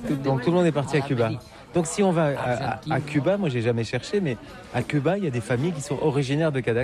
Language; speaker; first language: French; native; French